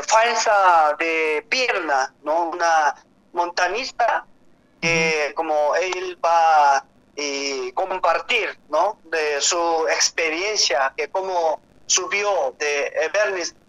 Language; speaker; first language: Spanish; non-native, learner; Korean